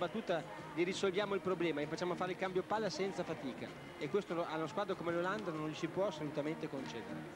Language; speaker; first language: Italian; native; Italian